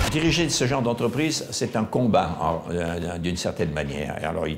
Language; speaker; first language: French; native; French